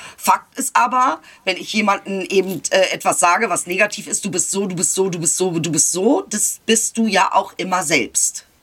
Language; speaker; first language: German; early bilingual, other home language; Turkish